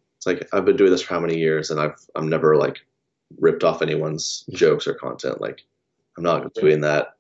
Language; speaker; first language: English; native; English